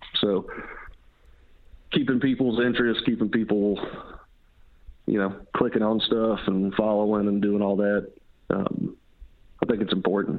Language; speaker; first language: English; native; English